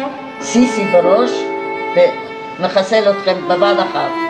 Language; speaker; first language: Hebrew; non-native, fluent; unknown